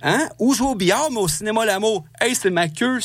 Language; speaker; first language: French; native; French